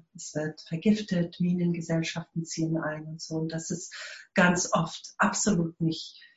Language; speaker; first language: German; non-native, fluent; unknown